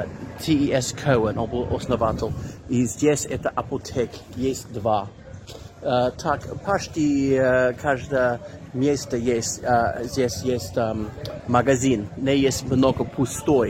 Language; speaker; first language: Russian; non-native, learner; English